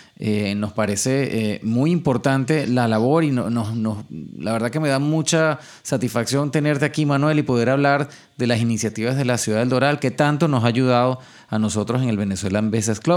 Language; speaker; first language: Spanish; native; Spanish